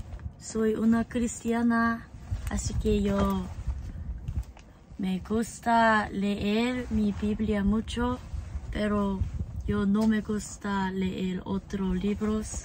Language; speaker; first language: Spanish; non-native, learner; English